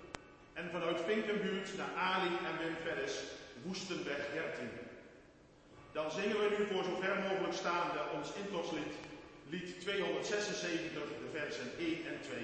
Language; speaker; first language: Dutch; native; Dutch